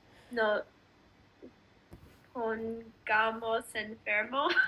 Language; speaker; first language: Spanish; non-native, learner; English